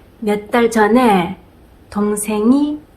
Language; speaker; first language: Korean; non-native, fluent; Chinese